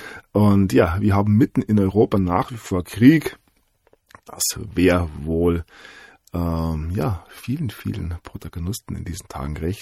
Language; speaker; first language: German; native; German